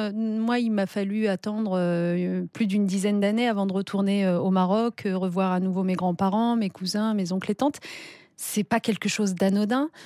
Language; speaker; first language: French; early bilingual, other home language; Riffian